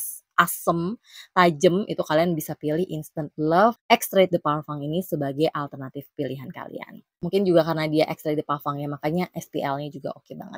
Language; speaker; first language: Indonesian; native; Indonesian